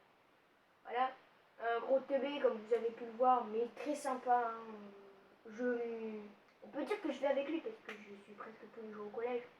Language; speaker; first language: French; native; French